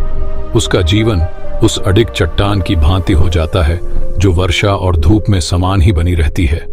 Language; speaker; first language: Hindi; native; Hindi